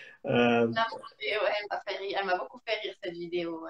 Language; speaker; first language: French; native; French